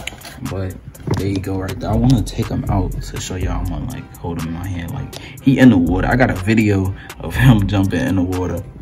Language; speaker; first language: English; native; English